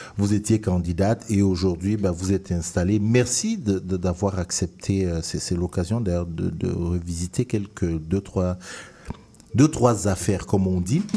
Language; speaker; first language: French; non-native, local second language; Duala